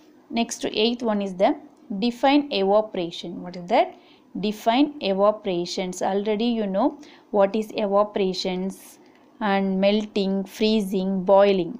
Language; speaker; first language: English; non-native, local second language; Tamil